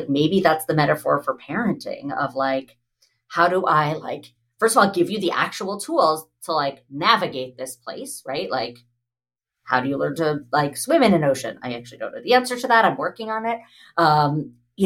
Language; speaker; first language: English; native; English